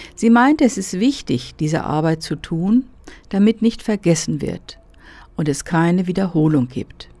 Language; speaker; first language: German; native; German